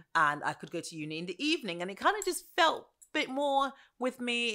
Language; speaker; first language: English; early bilingual, other home language; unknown